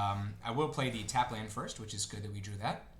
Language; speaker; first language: English; native; English